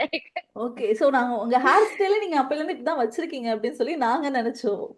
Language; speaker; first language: Tamil; native; Tamil